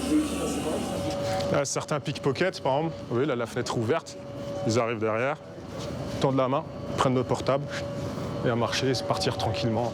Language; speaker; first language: French; native; French